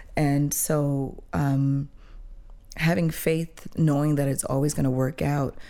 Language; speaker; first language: English; early bilingual, other home language; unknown